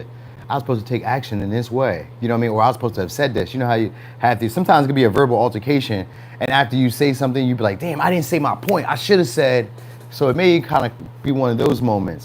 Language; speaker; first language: English; native; English